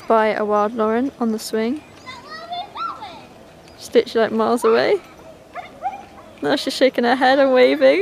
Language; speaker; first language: English; native; English